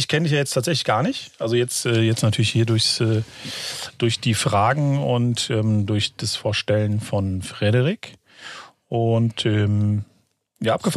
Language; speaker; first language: German; native; German